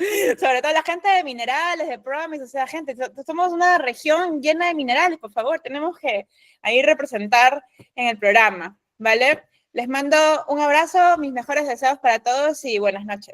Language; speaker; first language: Spanish; native; Spanish